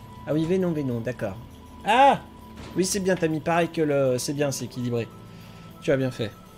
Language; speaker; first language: French; native; French